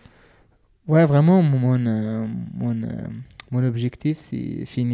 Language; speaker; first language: French; non-native, learner; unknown